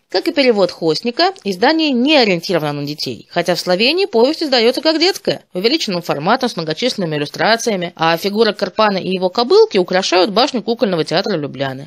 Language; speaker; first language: Russian; native; Russian